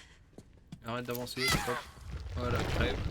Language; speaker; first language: French; native; French